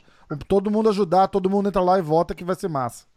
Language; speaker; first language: Portuguese; native; Portuguese